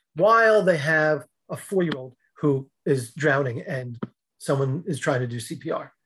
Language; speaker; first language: English; native; English